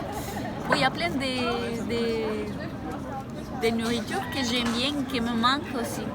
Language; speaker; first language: French; non-native, fluent; Spanish